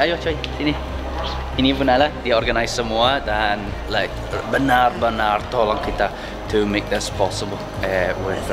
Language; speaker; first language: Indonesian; non-native, learner; English